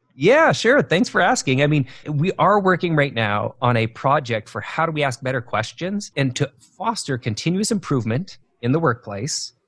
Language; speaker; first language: English; native; English